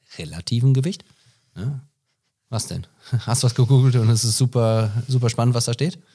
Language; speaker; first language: German; non-native, fluent; English